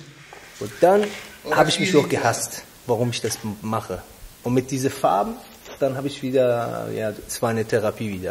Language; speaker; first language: German; non-native, fluent; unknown